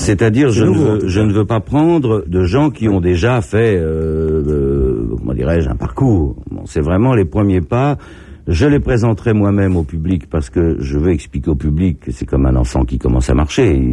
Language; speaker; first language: French; native; French